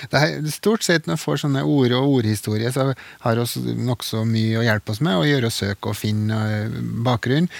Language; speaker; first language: Norwegian; native; Norwegian